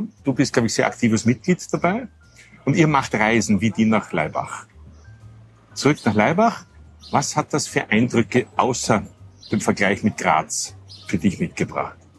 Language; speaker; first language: German; native; German